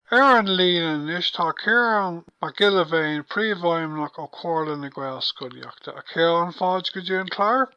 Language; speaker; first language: Irish; non-native, local second language; English